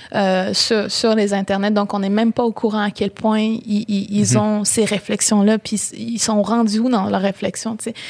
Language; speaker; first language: French; native; French